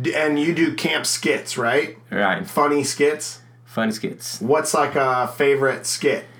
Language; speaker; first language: English; non-native, fluent; Portuguese